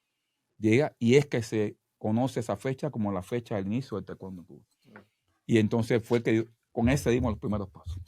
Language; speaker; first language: Spanish; native; Spanish